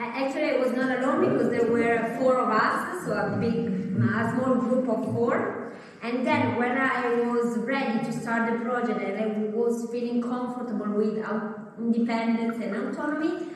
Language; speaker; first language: English; non-native, fluent; Italian